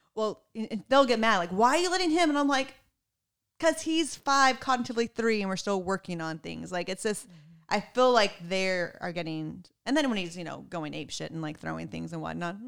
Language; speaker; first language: English; native; English